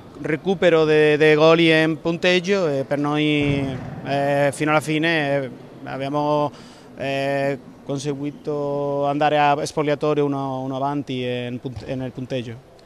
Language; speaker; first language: Italian; non-native, learner; Spanish